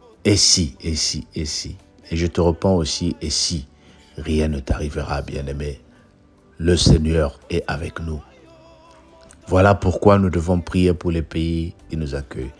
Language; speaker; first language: French; non-native, local second language; Lingala